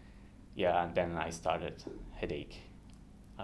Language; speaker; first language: English; non-native, fluent; Kurdish